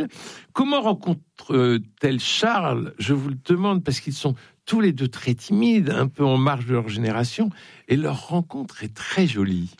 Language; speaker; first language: French; native; French